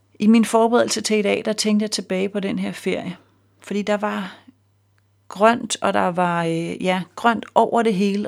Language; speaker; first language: Danish; native; Danish